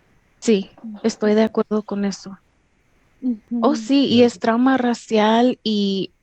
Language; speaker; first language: Spanish; early bilingual, heritage; English